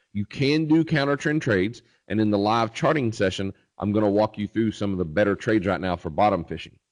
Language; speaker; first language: English; native; English